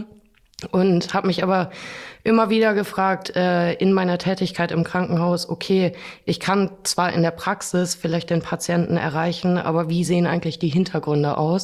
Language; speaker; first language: German; native; German